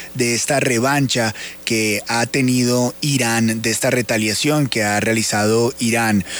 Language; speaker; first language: Spanish; native; Spanish